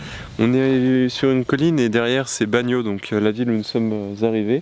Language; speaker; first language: French; native; French